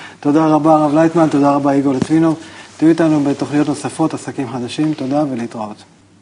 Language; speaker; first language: Hebrew; native; Hebrew